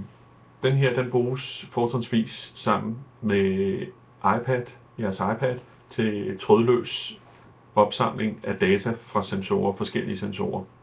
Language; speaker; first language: Danish; native; Danish